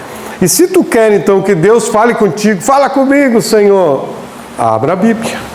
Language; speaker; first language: Portuguese; native; Portuguese